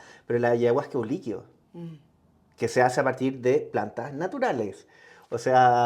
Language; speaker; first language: Spanish; native; Spanish